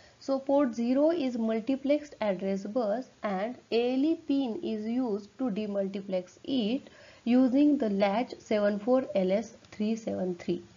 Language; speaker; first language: English; non-native, local second language; Marathi